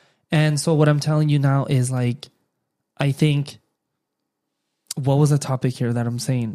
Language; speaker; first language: English; early bilingual, other home language; Spanish